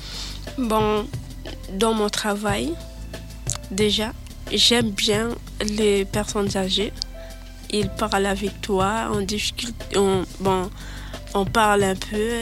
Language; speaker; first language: French; non-native, learner; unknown